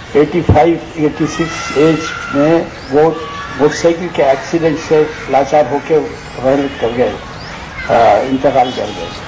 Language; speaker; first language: Hindi; non-native, local second language; Urdu